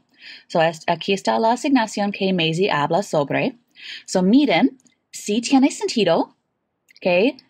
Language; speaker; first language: Spanish; non-native, fluent; English